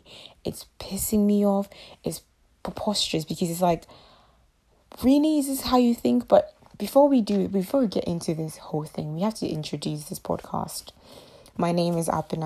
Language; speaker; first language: English; non-native, local second language; Akan